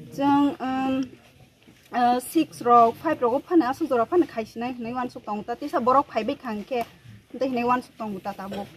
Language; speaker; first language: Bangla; native; Bangla